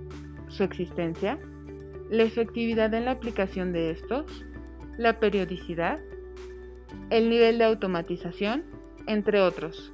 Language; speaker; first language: Spanish; native; Spanish